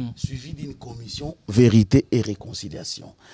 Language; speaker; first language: French; non-native, local second language; Lingala